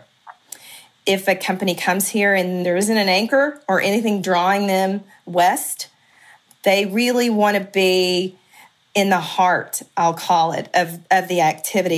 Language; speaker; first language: English; native; English